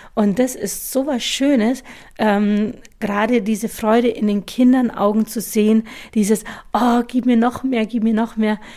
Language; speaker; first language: German; native; German